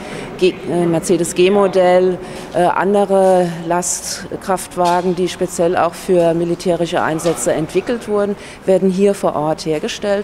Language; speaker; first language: German; native; German